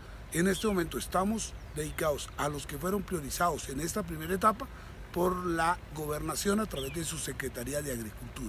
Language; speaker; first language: Spanish; native; Spanish